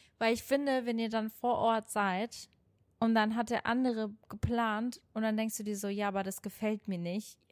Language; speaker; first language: German; non-native, fluent; Portuguese